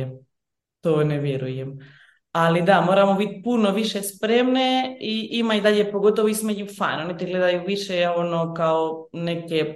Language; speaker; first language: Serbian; early bilingual, heritage; Bosnian